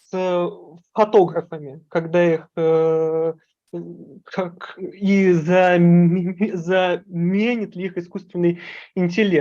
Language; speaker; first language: Russian; native; Russian